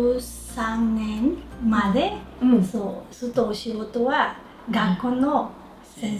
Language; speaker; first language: Japanese; non-native, learner; Spanish